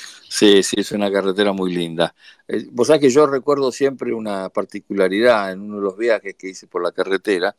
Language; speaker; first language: Spanish; native; Spanish